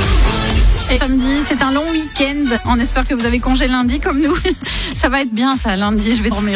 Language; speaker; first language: French; native; French